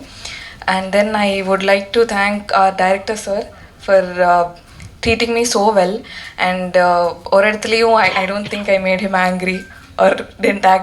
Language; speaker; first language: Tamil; non-native, learner; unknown